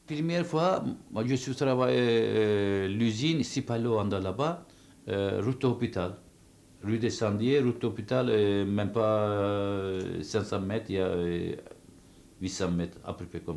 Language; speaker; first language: French; non-native, local second language; Turkish